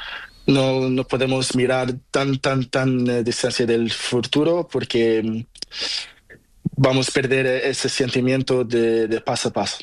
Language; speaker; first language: Spanish; non-native, learner; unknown